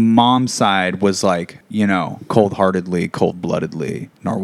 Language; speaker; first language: English; native; English